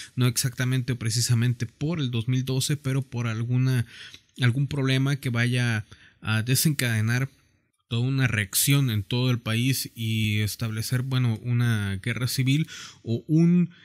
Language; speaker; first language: Spanish; native; Spanish